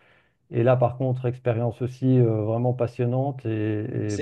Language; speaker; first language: French; native; French